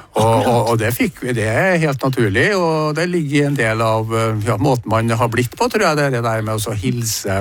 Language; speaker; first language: Norwegian; native; Norwegian